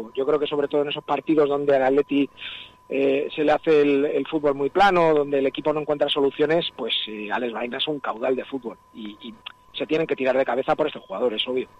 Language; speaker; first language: Spanish; native; Spanish